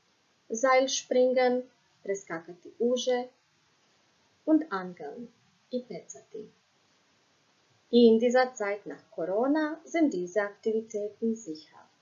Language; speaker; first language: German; non-native, fluent; Croatian